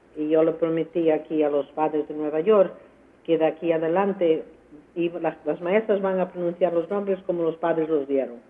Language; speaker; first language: Spanish; early bilingual, heritage; Spanish